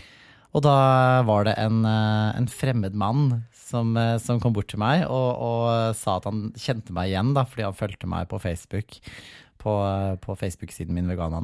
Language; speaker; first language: Norwegian; native; Norwegian